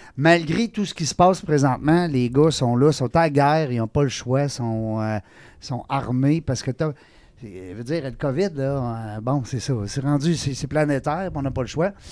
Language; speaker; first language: French; native; French